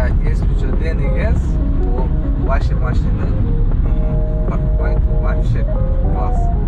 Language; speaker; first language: Russian; non-native, learner; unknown